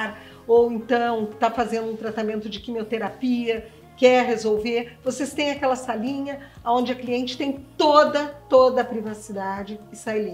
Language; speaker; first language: Portuguese; native; Portuguese